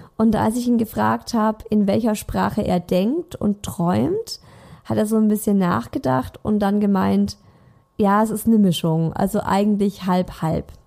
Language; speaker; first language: German; native; German